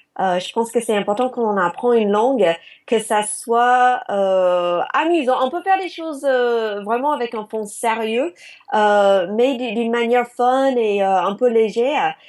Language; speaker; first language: French; non-native, fluent; English